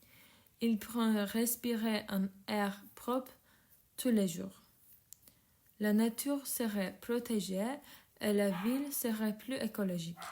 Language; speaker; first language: French; non-native, learner; Turkish